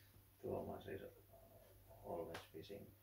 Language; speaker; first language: English; non-native, learner; Finnish